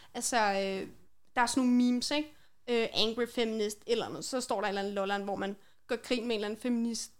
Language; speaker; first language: Danish; native; Danish